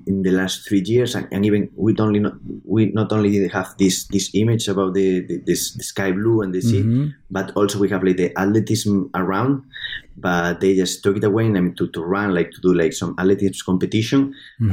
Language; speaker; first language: English; non-native, fluent; Spanish